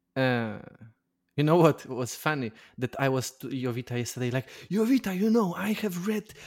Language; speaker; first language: English; non-native, learner; Polish